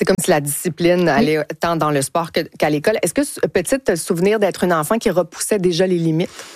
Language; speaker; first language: French; native; French